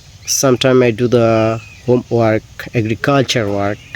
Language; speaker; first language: English; non-native, learner; Bangla